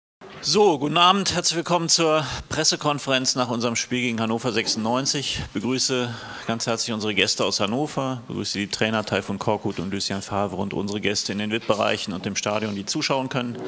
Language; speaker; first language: German; native; German